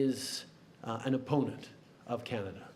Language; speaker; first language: English; native; English